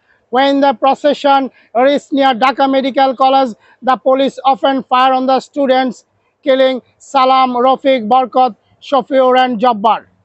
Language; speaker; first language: English; non-native, local second language; Bangla